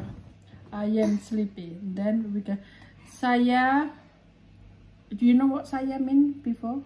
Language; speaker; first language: English; non-native, fluent; Indonesian